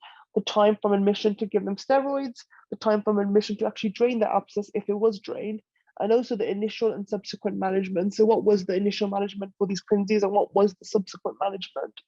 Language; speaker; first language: English; native; English